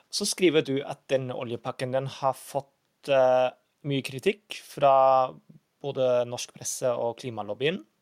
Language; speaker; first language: Norwegian; non-native, fluent; German